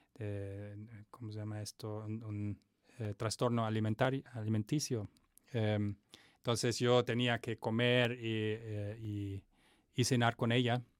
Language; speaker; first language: Spanish; non-native, fluent; German